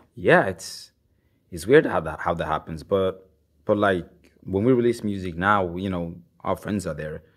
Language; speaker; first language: English; non-native, fluent; Swahili